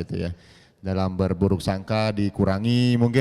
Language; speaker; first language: Indonesian; native; Indonesian